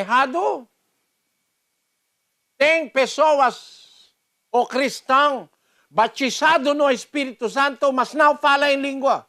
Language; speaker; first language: Portuguese; non-native, learner; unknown